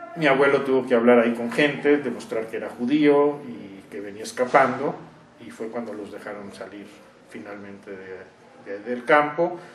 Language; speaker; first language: Spanish; native; Spanish